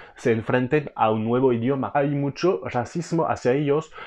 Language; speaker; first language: Spanish; non-native, fluent; French